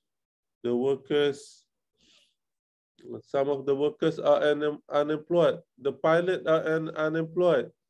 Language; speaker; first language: English; non-native, local second language; Malay